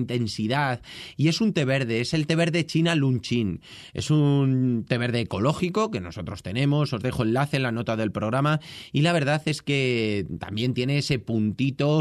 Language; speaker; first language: Spanish; native; Spanish